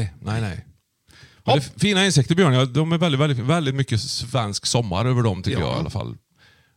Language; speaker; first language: Swedish; native; Swedish